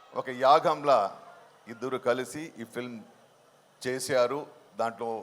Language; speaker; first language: Telugu; non-native, local second language; Tamil